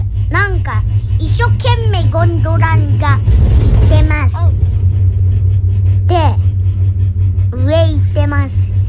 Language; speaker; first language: Japanese; non-native, learner; Indonesian